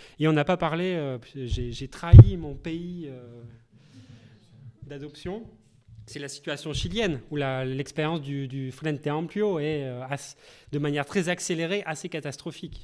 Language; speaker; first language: French; native; French